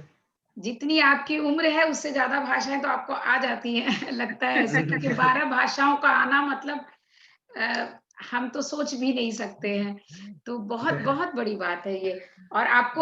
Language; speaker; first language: Hindi; native; Hindi